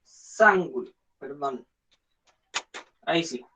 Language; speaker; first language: Spanish; native; Spanish